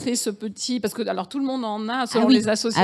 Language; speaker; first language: French; native; French